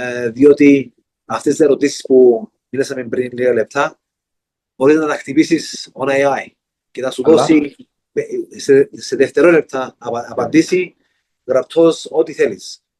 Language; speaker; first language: Greek; early bilingual, heritage; Greek